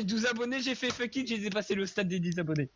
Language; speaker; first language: French; native; French